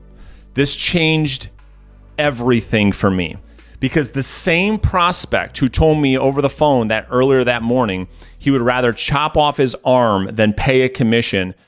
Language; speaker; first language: English; native; English